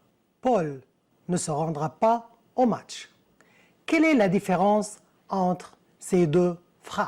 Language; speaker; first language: French; non-native, fluent; Arabic